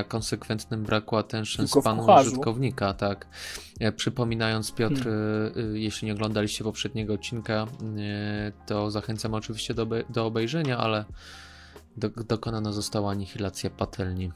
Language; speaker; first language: Polish; native; Polish